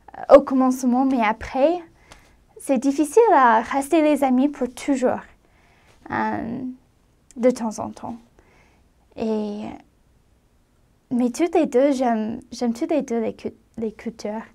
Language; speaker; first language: French; non-native, fluent; English